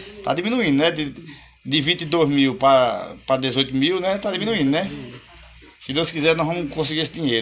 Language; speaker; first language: Portuguese; native; Portuguese